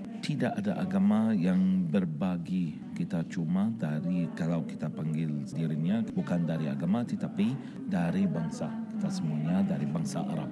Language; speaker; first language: Indonesian; non-native, fluent; Arabic